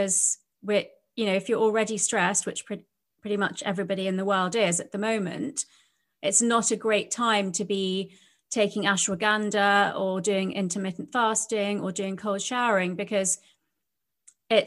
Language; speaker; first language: English; native; English